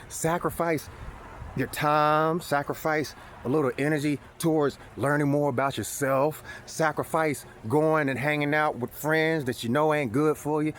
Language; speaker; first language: English; native; English